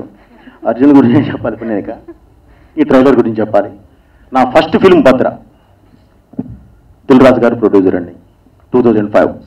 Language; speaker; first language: Telugu; native; Telugu